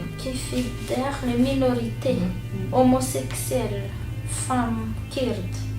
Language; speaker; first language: French; non-native, learner; Kurdish